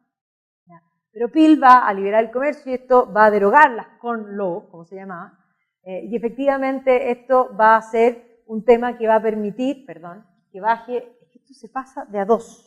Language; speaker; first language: Spanish; native; Spanish